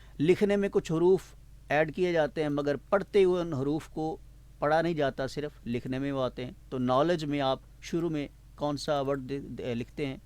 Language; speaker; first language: Urdu; non-native, local second language; Punjabi